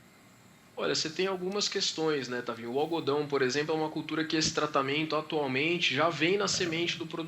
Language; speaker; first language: Portuguese; native; Portuguese